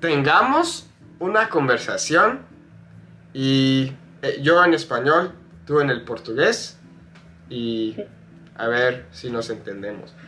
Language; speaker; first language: Spanish; non-native, fluent; English